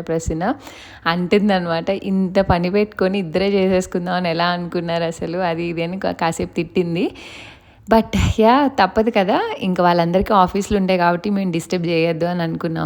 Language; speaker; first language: Telugu; native; Telugu